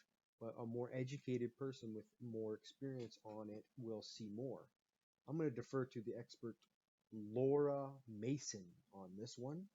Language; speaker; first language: English; native; English